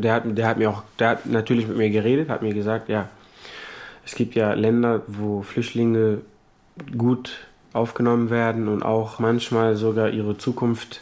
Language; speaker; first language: German; non-native, fluent; Portuguese